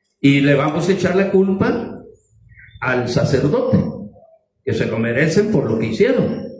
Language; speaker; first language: Spanish; native; Spanish